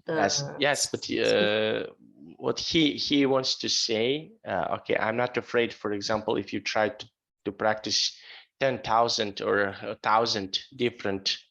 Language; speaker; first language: English; non-native, fluent; Serbian